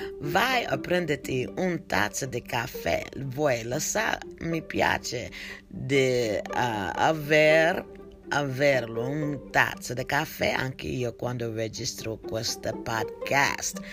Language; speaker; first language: Italian; non-native, learner; English